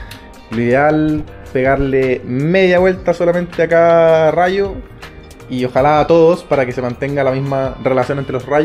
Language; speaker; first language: Spanish; native; Spanish